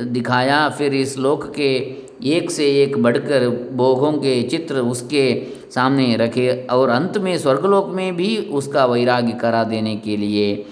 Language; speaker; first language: Hindi; non-native, local second language; Kannada